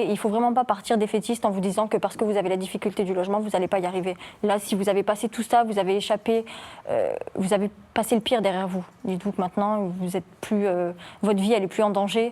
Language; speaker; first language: French; native; French